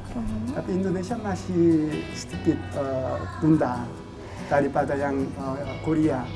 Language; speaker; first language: Indonesian; non-native, learner; Korean